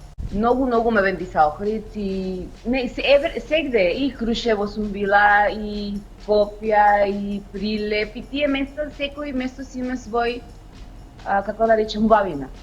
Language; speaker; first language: Macedonian; non-native, fluent; Spanish